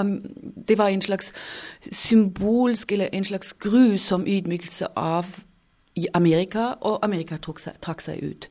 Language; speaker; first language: Norwegian; non-native, fluent; German